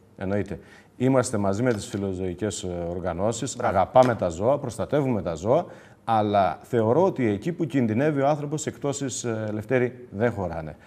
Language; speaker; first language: Greek; native; Greek